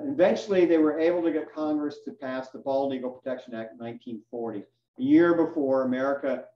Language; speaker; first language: English; native; English